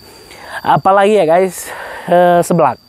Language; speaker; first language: Indonesian; non-native, fluent; Arabic